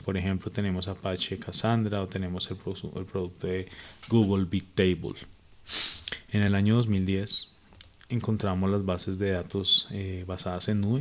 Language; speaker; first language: Spanish; native; Spanish